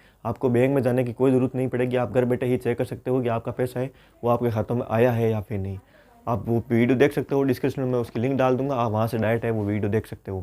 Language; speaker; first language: Hindi; non-native, local second language; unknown